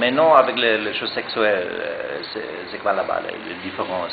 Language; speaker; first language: French; non-native, learner; German